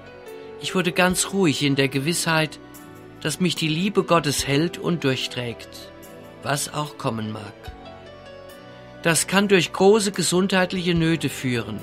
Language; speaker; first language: German; native; German